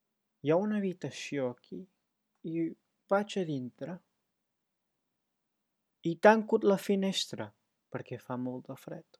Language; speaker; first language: Catalan; non-native, learner; English